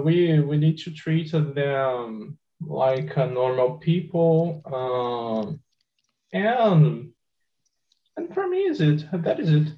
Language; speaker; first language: English; non-native, learner; Portuguese